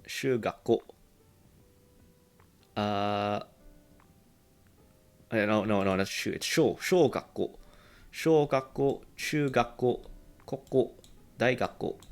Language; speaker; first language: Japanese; non-native, learner; English